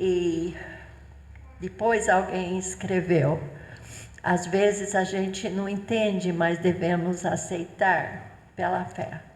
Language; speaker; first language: Portuguese; non-native, fluent; English